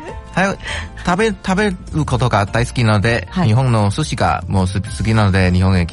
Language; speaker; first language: Japanese; non-native, learner; Chinese